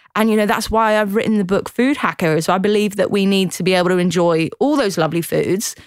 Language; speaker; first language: English; native; English